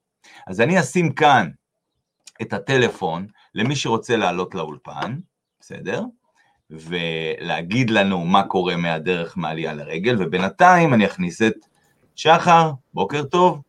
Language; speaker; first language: Hebrew; native; Hebrew